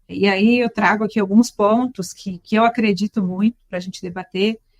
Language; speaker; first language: Portuguese; native; Portuguese